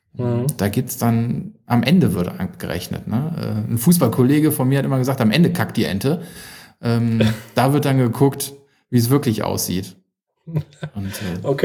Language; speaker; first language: German; native; German